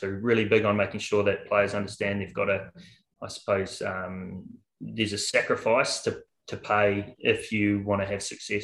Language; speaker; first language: English; native; English